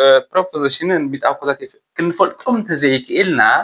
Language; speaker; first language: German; non-native, fluent; Tigrinya